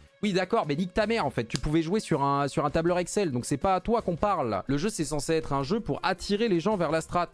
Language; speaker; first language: French; native; French